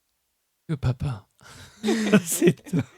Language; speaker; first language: French; native; French